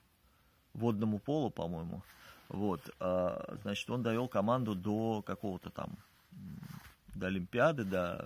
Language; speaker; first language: Russian; native; Russian